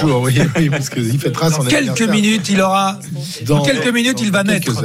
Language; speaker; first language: French; native; French